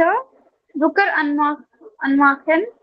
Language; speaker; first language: German; non-native, learner; Hindi